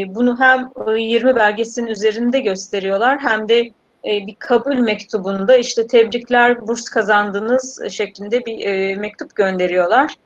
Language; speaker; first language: Turkish; native; Turkish